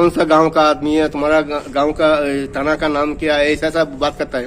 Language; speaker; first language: Hindi; non-native, learner; Bangla